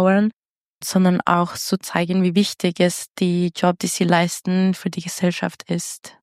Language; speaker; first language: German; non-native, fluent; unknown